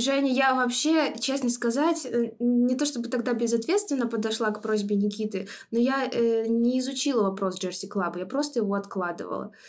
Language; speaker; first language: Russian; native; Russian